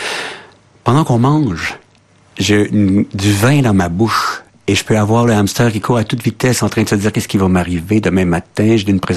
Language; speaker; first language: French; native; French